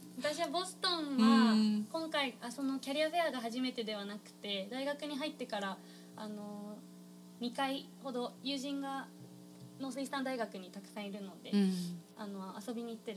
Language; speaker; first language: Japanese; native; Japanese